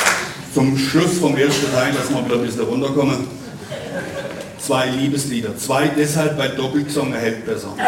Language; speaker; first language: German; native; German